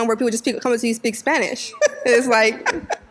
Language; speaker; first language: English; native; English